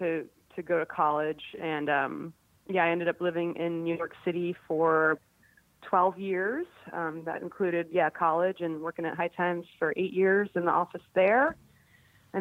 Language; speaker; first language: English; native; English